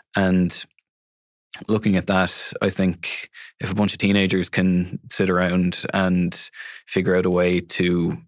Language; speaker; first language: English; native; English